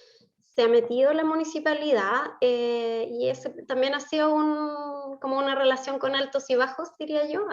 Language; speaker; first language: Spanish; native; Spanish